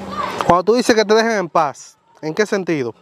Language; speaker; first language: Spanish; native; Spanish